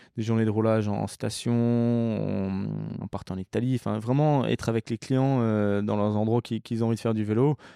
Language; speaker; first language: French; early bilingual, other home language; English